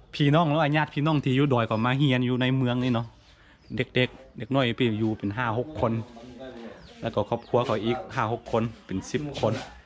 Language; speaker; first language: Thai; non-native, local second language; Akha